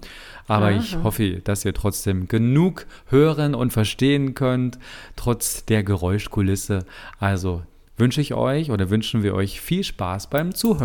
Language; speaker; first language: German; native; German